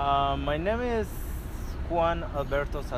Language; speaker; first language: English; non-native, learner; Spanish